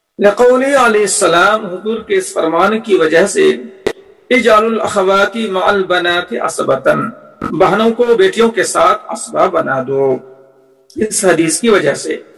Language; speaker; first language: Urdu; native; Urdu